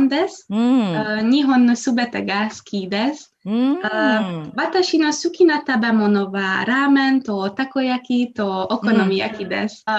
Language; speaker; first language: Japanese; non-native, learner; Hungarian